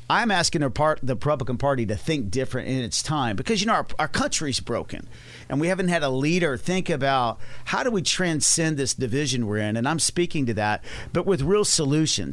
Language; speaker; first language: English; native; English